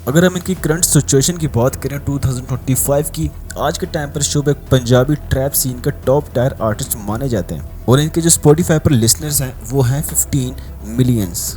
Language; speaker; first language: Urdu; native; Urdu